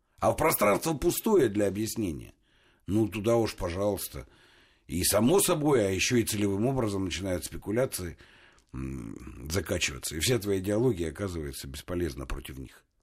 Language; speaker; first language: Russian; native; Russian